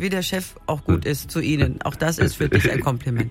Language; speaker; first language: German; native; German